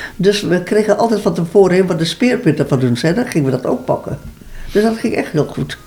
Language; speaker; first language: Dutch; early bilingual, other home language; Malay